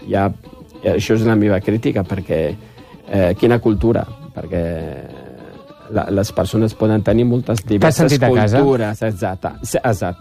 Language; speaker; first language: Catalan; non-native, fluent; Riffian